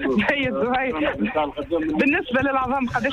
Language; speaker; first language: Arabic; native; Arabic